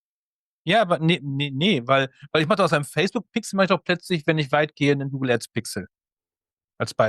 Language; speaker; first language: German; native; German